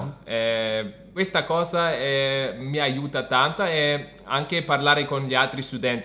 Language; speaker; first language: Italian; non-native, fluent; German